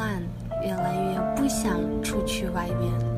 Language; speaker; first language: Chinese; non-native, learner; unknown